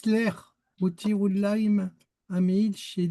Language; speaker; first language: Hebrew; non-native, learner; French